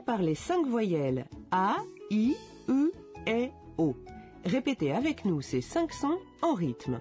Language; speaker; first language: French; native; French